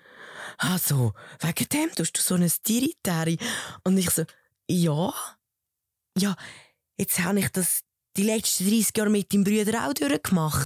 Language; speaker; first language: German; early bilingual, other home language; Spanish